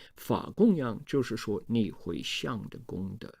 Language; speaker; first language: Chinese; non-native, fluent; English